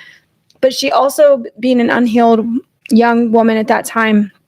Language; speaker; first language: English; native; English